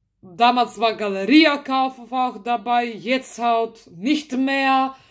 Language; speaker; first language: German; early bilingual, other home language; Macedonian